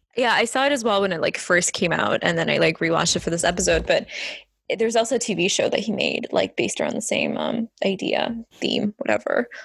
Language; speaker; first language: English; non-native, fluent; Estonian